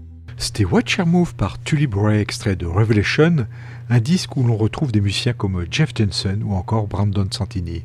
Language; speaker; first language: French; native; French